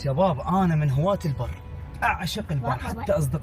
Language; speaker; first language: Arabic; native; Arabic